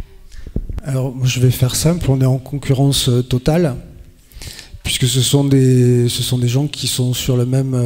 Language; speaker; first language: French; native; French